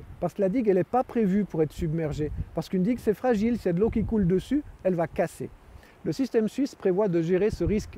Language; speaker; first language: French; native; French